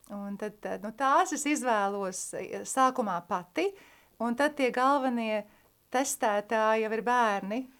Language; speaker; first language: Latvian; native; Latvian